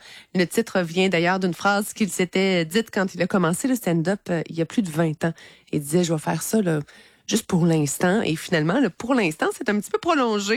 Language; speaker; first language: French; native; French